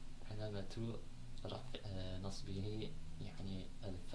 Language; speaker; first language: Arabic; non-native, learner; French